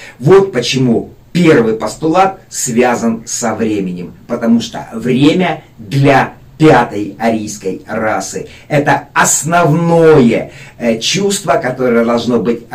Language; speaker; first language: Russian; native; Russian